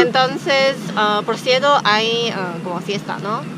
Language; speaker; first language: Spanish; non-native, learner; Chinese